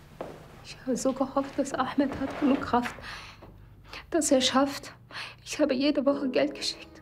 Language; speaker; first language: German; non-native, learner; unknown